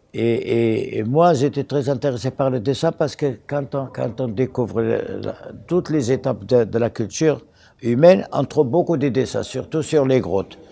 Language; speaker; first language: French; non-native, local second language; Arabic